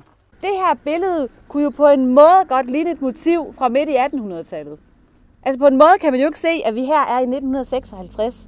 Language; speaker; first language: Danish; native; Danish